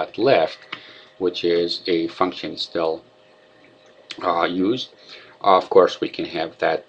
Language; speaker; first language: English; non-native, fluent; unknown